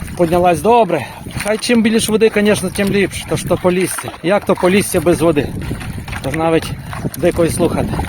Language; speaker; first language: Ukrainian; native; Ukrainian